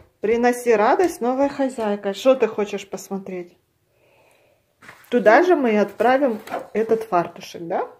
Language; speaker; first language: Russian; native; Russian